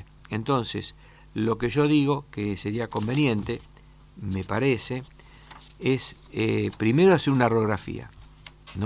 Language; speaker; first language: Spanish; native; Spanish